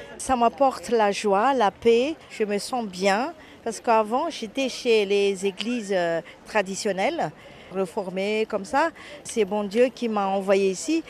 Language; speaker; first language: French; native; French